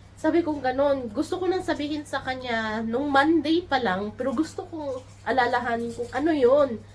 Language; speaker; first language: Filipino; non-native, local second language; Cebuano